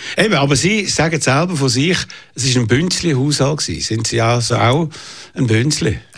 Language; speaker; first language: German; native; German